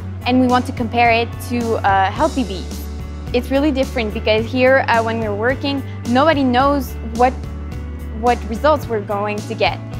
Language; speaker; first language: English; non-native, local second language; French